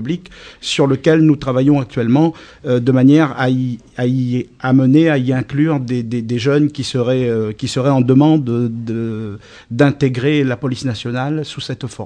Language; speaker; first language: French; native; French